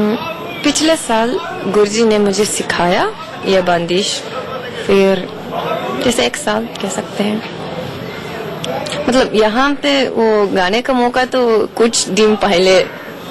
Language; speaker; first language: Hindi; non-native, fluent; Japanese